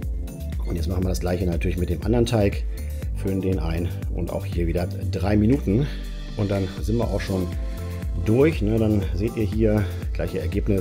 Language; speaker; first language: German; native; German